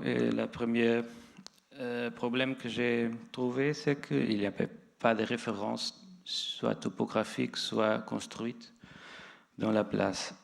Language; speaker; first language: French; non-native, fluent; Portuguese